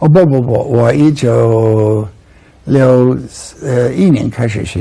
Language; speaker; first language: Chinese; non-native, fluent; English